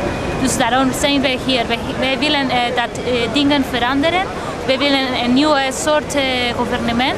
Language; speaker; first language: Dutch; non-native, fluent; Spanish